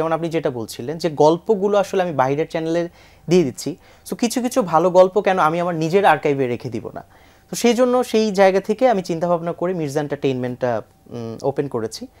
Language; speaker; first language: Bangla; native; Bangla